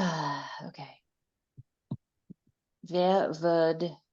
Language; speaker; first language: German; non-native, learner; English